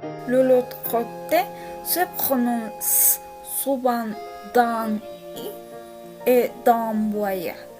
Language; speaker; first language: French; non-native, learner; Spanish